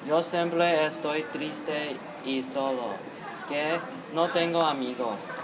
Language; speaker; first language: Spanish; non-native, learner; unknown